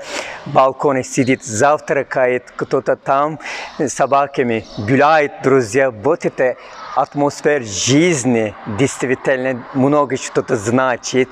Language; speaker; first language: Russian; non-native, fluent; Turkish